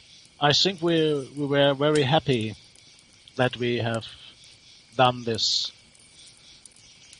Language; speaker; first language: English; non-native, learner; German